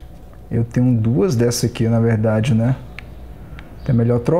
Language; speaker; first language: Portuguese; native; Portuguese